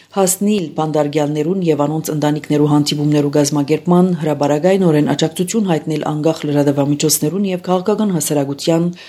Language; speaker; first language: Armenian; native; Armenian